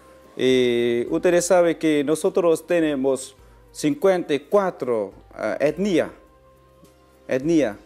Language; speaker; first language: Spanish; non-native, learner; Vietnamese